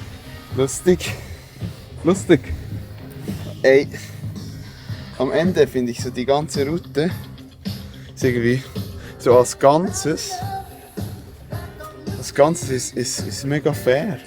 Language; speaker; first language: German; native; German